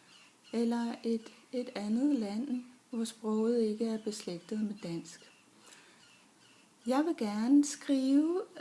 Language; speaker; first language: Danish; early bilingual, other home language; German